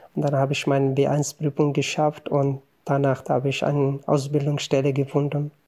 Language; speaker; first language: German; non-native, fluent; Persian